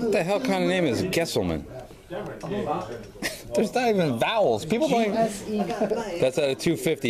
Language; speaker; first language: English; native; English